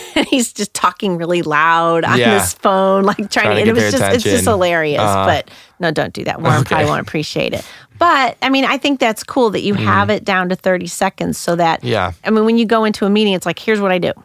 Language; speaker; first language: English; native; English